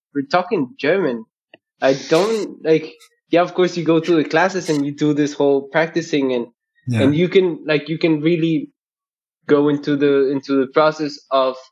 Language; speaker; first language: English; non-native, fluent; Spanish